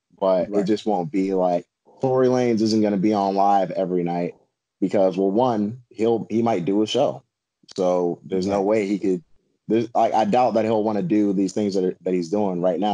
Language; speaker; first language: English; native; English